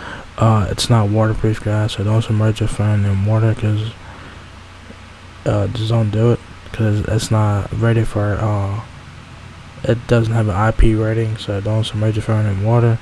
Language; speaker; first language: English; native; English